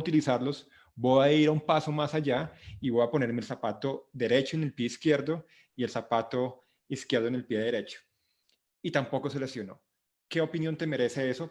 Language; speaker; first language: Spanish; native; Spanish